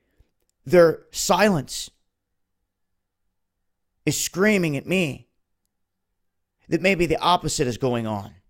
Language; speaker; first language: English; native; English